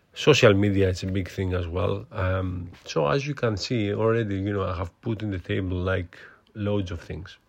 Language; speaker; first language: English; non-native, fluent; Greek